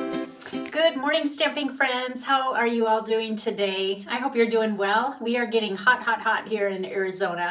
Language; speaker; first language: English; native; English